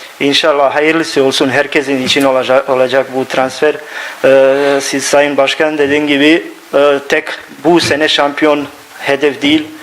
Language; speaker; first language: Turkish; non-native, learner; Bosnian